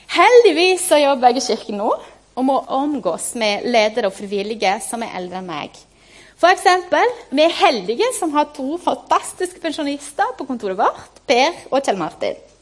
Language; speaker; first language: Norwegian; non-native, fluent; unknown